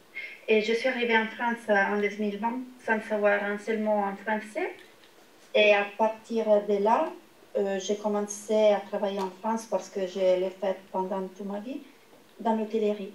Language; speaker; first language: French; non-native, fluent; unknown